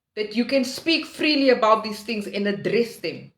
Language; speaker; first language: English; non-native, local second language; Afrikaans